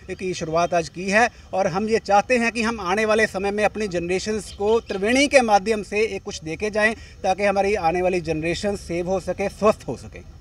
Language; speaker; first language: Hindi; native; Hindi